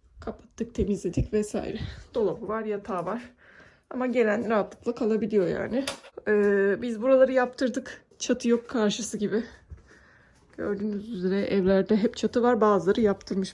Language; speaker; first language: Turkish; early bilingual, other home language; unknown